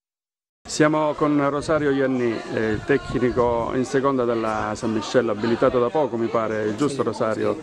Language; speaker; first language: Italian; native; Italian